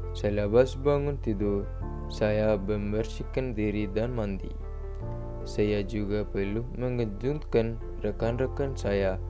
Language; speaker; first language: Malay; non-native, learner; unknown